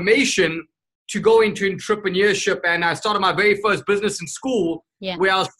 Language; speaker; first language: English; native; English